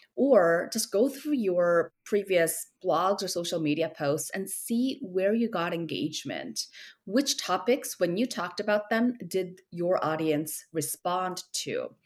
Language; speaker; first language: English; early bilingual, other home language; Korean